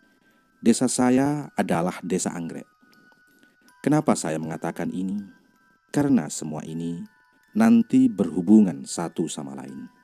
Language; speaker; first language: Indonesian; native; Indonesian